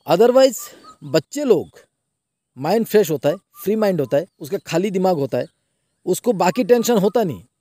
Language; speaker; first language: Hindi; non-native, local second language; Bangla